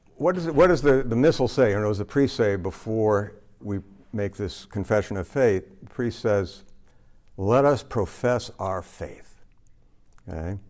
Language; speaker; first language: English; native; English